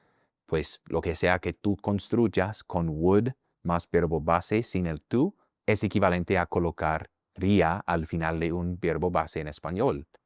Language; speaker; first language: Spanish; non-native, fluent; English